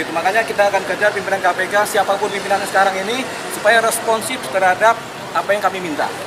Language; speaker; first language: Indonesian; native; Indonesian